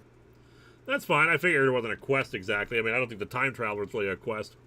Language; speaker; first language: English; native; English